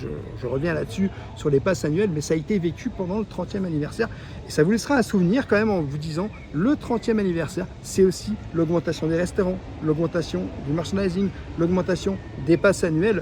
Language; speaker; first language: French; native; French